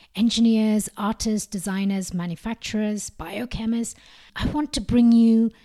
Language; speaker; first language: English; non-native, local second language; Malayalam